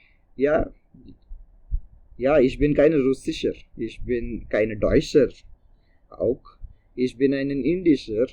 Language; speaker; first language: German; non-native, learner; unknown